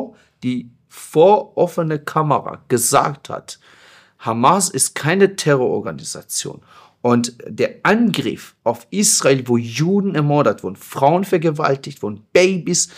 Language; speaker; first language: German; non-native, fluent; Persian